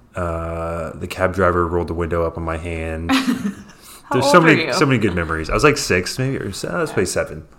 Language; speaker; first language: English; native; English